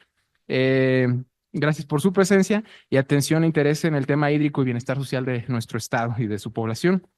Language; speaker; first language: Spanish; native; Spanish